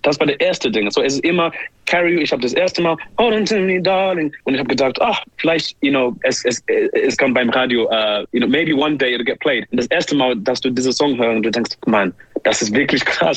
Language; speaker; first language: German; non-native, learner; English